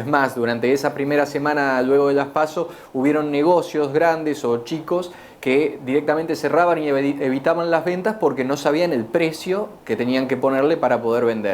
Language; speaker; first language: Spanish; native; Spanish